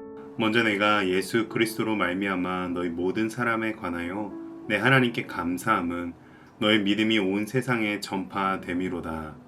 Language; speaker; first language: Korean; native; Korean